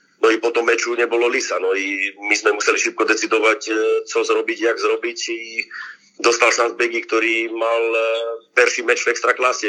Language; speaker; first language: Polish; non-native, learner; Slovak